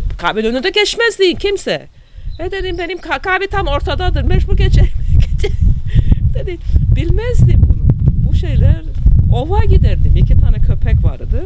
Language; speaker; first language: Turkish; non-native, fluent; English